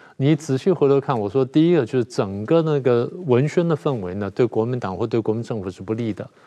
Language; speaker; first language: Chinese; native; Chinese